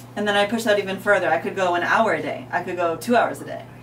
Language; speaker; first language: English; native; English